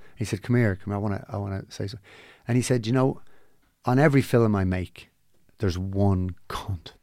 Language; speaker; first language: English; native; English